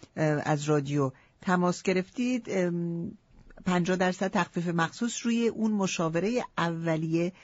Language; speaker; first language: Persian; native; Persian